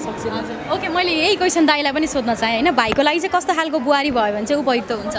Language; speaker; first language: Nepali; native; Nepali